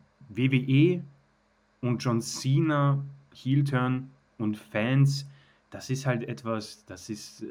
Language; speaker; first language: German; native; German